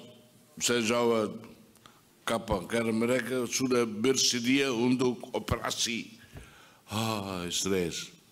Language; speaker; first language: Indonesian; non-native, fluent; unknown